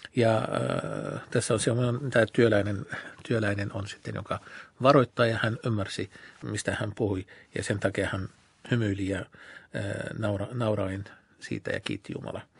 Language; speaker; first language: Finnish; non-native, fluent; Arabic